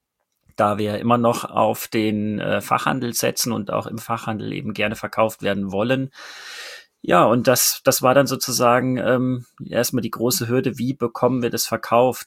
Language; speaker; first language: German; native; German